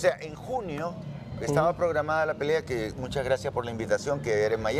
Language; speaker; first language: Spanish; native; Spanish